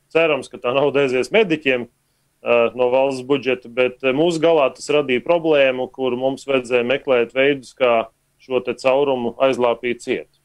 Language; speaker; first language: Latvian; native; Latvian